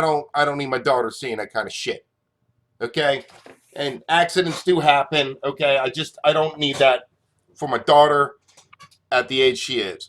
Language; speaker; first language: English; native; English